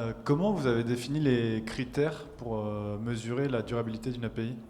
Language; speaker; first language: French; native; French